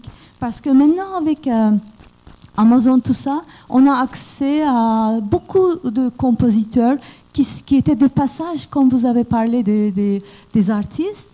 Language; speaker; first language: French; non-native, fluent; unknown